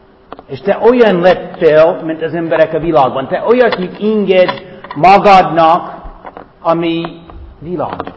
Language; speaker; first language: Hungarian; non-native, fluent; English